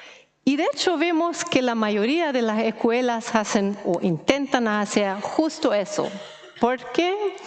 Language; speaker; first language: Spanish; non-native, fluent; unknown